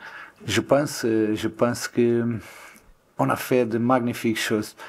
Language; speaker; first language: French; non-native, learner; Portuguese